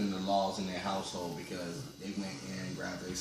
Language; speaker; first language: English; native; English